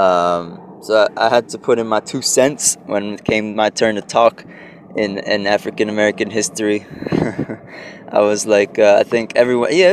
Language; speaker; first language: English; early bilingual, other home language; Spanish